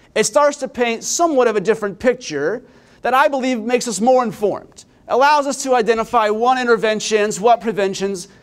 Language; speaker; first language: English; native; English